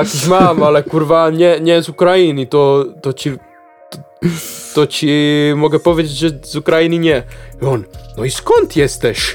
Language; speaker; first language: Polish; non-native, learner; Czech